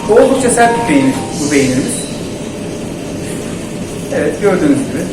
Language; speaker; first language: Turkish; native; Turkish